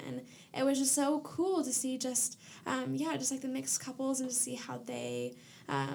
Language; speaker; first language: English; native; English